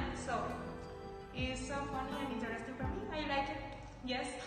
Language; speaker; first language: English; non-native, fluent; Spanish